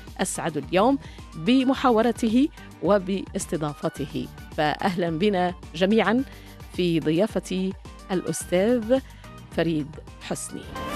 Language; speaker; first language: Arabic; native; Arabic